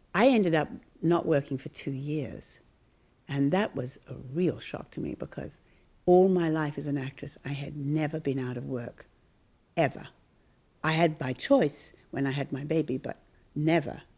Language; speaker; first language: English; native; English